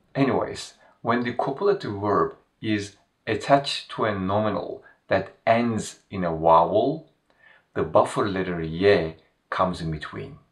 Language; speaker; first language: English; non-native, fluent; Turkish